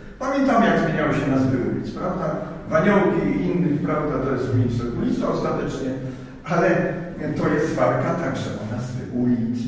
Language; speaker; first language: Polish; native; Polish